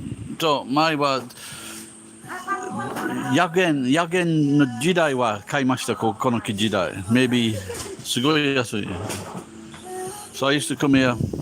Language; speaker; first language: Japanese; non-native, learner; English